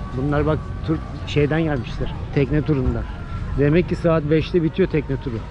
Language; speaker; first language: Turkish; native; Turkish